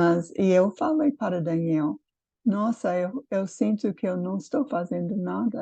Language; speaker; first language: Portuguese; non-native, fluent; English